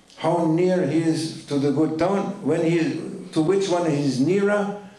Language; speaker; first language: English; non-native, fluent; German